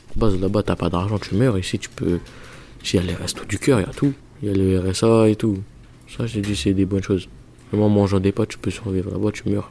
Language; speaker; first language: French; early bilingual, other home language; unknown